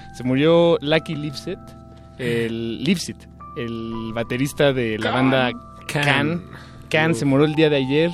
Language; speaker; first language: Spanish; native; Spanish